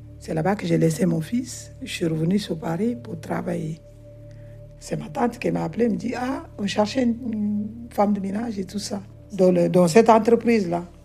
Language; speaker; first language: French; non-native, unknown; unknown